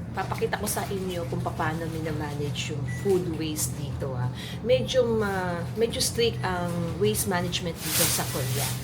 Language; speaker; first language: Filipino; native; Filipino